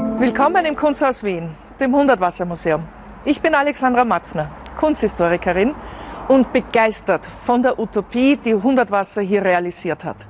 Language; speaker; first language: German; native; German